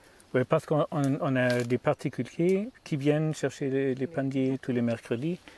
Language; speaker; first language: French; non-native, learner; German